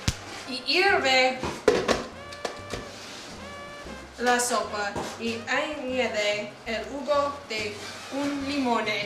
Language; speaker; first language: Spanish; non-native, learner; English